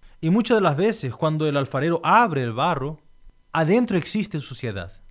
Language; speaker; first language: Spanish; non-native, fluent; Portuguese